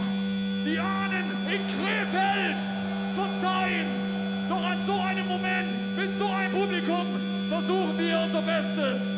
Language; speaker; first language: German; native; German